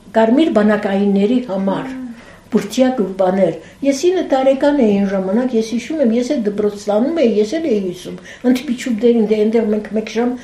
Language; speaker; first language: Armenian; early bilingual, heritage; Armenian